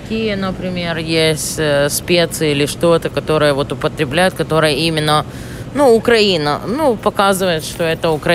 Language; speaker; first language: Russian; native; Russian